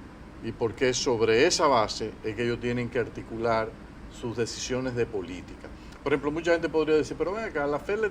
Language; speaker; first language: Spanish; native; Spanish